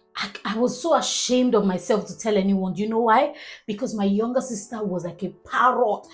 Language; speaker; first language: English; non-native, local second language; Igbo